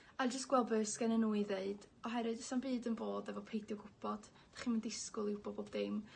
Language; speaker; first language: Welsh; native; Welsh